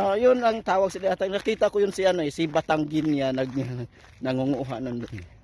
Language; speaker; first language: Filipino; non-native, local second language; Cebuano